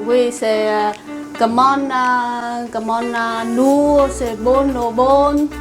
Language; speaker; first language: French; non-native, learner; Vietnamese